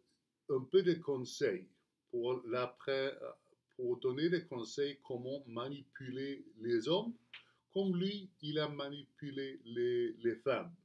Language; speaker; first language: French; non-native, fluent; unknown